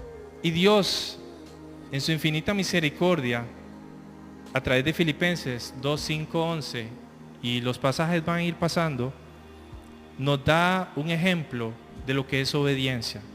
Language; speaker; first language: Spanish; native; Spanish